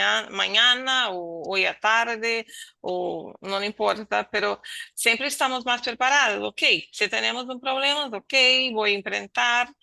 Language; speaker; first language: Spanish; non-native, learner; Portuguese